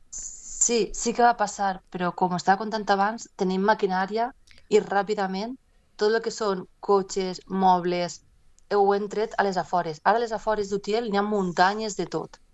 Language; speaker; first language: Catalan; non-native, local second language; Spanish